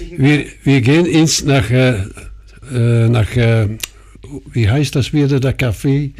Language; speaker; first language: German; non-native, fluent; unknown